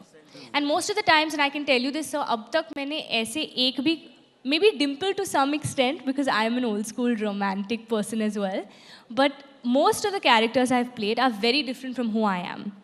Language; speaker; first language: English; non-native, local second language; Hindi